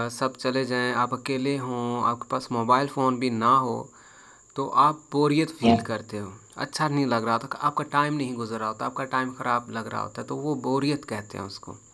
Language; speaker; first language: Urdu; native; Urdu